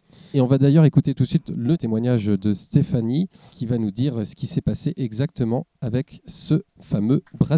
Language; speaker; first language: French; native; French